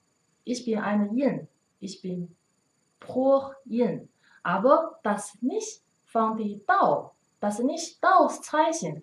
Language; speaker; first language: German; non-native, learner; Chinese